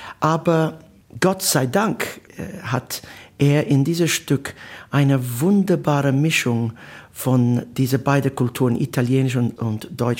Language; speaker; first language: German; non-native, learner; Italian